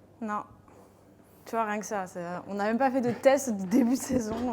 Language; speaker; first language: French; native; French